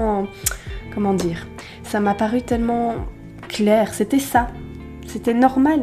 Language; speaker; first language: French; native; French